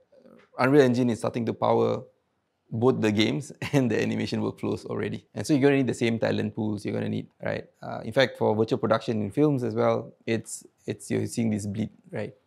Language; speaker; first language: English; non-native, local second language; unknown